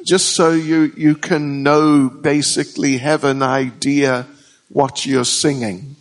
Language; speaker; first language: English; native; English